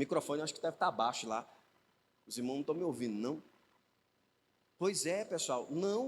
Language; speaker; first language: Portuguese; native; Portuguese